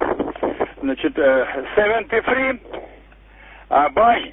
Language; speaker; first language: Russian; native; Russian